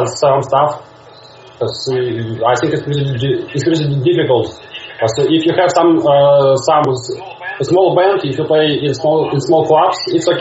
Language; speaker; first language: English; non-native, learner; Russian